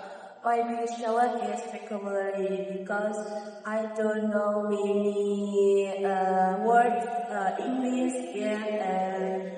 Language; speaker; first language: English; non-native, learner; Indonesian